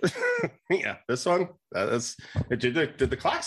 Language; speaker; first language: English; native; English